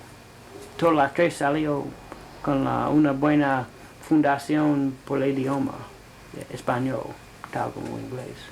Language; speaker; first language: Spanish; non-native, fluent; English